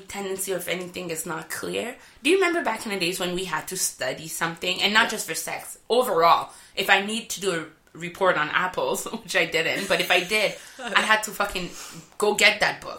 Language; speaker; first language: English; non-native, fluent; French